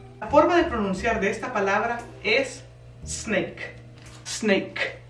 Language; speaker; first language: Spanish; native; Spanish